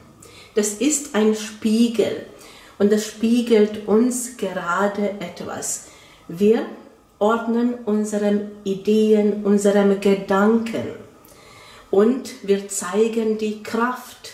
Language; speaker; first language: German; non-native, fluent; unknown